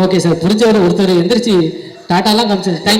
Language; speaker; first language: Tamil; native; Tamil